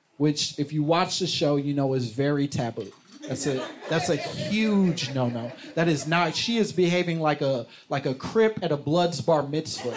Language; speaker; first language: English; native; English